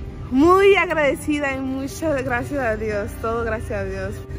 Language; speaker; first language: Spanish; early bilingual, heritage; Spanish